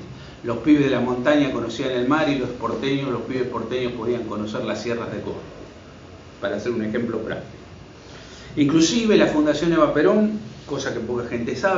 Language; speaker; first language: Spanish; native; Spanish